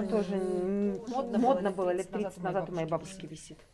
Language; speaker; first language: Russian; native; Russian